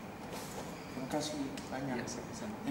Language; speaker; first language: Indonesian; early bilingual, heritage; Dutch